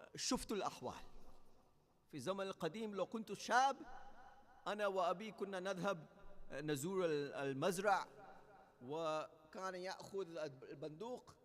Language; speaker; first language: Arabic; non-native, fluent; English